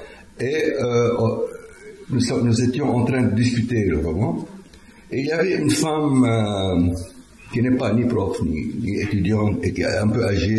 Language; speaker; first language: French; non-native, fluent; Arabic